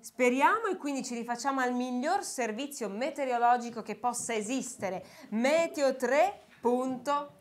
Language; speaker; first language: Italian; native; Italian